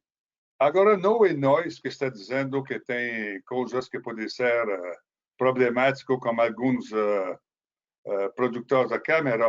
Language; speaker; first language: Portuguese; non-native, fluent; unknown